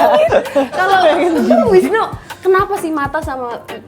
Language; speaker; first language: Indonesian; native; Indonesian